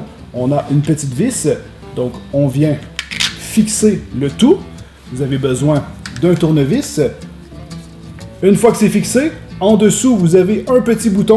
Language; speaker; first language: French; native; French